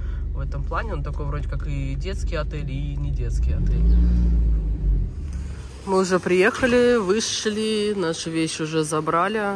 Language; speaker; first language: Russian; native; Russian